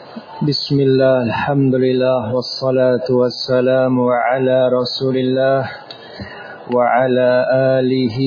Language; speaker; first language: Arabic; non-native, fluent; Indonesian